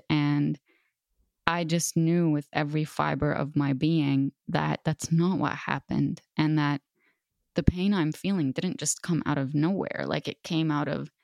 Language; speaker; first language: English; non-native, fluent; Arabic